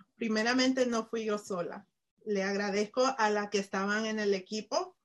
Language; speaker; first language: Spanish; early bilingual, heritage; Spanish